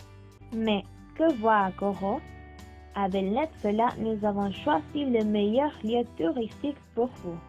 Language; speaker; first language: French; non-native, learner; Spanish